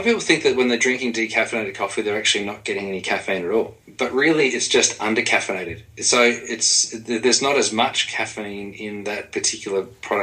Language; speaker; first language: English; native; English